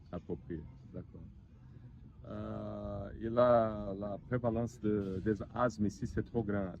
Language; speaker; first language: French; non-native, learner; Portuguese